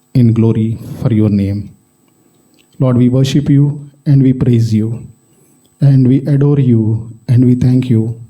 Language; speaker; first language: English; non-native, local second language; Telugu